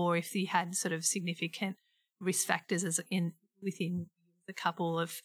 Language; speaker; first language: English; native; English